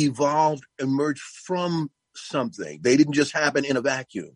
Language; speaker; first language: English; native; English